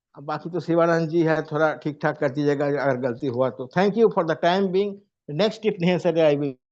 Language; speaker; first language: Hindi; non-native, local second language; Bangla